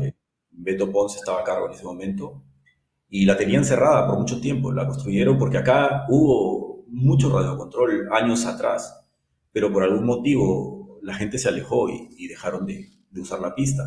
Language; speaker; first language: Spanish; native; Spanish